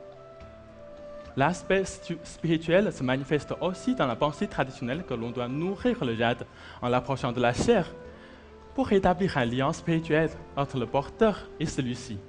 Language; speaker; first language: French; non-native, fluent; Chinese